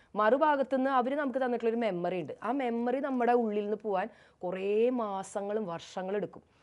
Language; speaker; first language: Malayalam; native; Malayalam